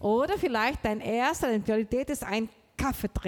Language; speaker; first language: German; non-native, learner; Portuguese